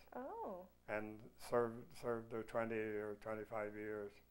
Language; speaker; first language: English; native; English